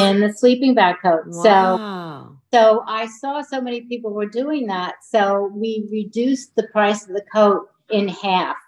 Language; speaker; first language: English; native; English